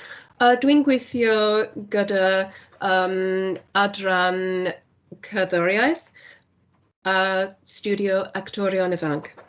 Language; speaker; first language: Welsh; non-native, learner; English